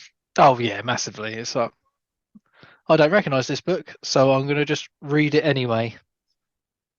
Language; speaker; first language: English; native; English